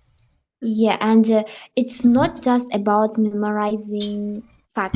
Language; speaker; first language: English; non-native, learner; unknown